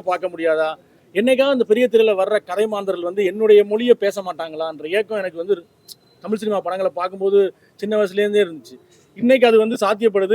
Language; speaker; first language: Tamil; native; Tamil